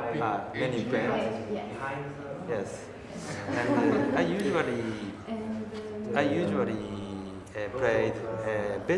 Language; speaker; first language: English; non-native, learner; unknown